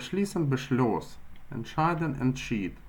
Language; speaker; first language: German; non-native, fluent; Ukrainian